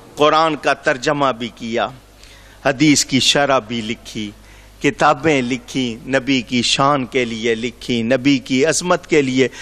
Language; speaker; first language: Urdu; non-native, local second language; Punjabi